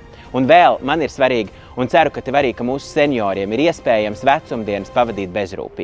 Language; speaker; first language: Latvian; native; Latvian